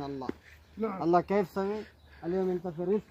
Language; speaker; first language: Arabic; non-native, learner; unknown